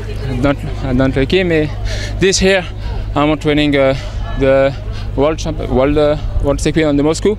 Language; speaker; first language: English; non-native, learner; French